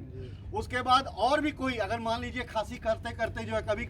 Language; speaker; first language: Hindi; native; Hindi